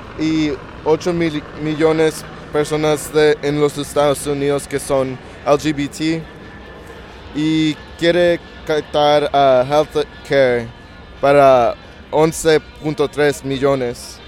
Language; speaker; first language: Spanish; early bilingual, heritage; English